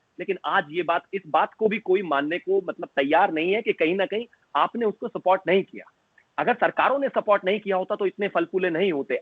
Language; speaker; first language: Hindi; native; Hindi